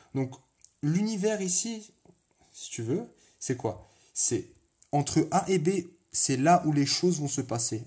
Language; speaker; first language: French; native; French